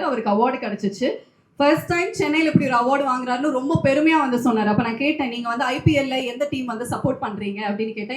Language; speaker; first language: Tamil; native; Tamil